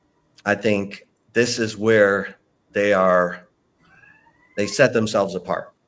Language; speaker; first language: English; native; English